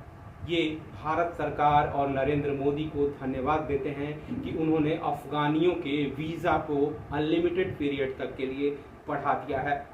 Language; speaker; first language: Hindi; native; Hindi